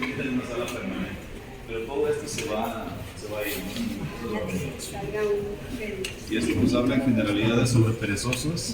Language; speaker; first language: Spanish; native; Spanish